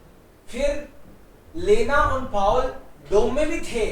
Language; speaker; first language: Hindi; native; Hindi